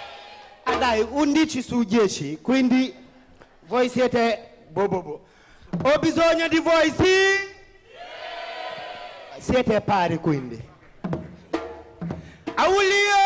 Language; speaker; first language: Italian; non-native, learner; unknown